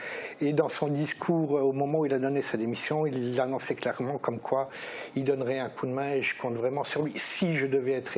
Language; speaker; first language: French; native; French